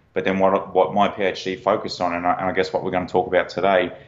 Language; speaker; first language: English; native; English